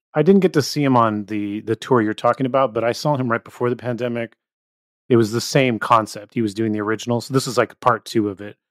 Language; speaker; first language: English; native; English